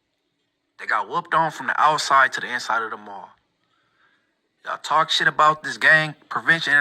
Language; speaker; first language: English; native; English